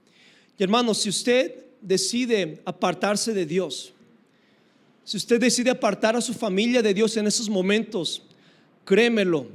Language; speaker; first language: Spanish; native; Spanish